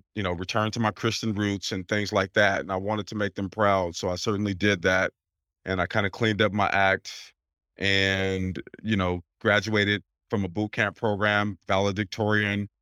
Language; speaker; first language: English; native; English